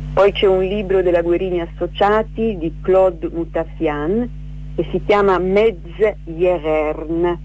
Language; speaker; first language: Italian; early bilingual, other home language; Armenian